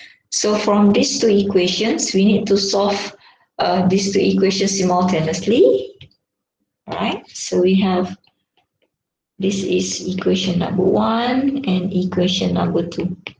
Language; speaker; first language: English; non-native, local second language; Malay